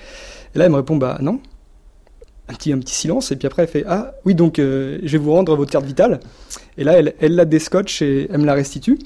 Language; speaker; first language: French; native; French